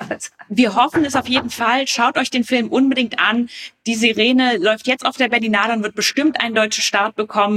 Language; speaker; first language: German; native; German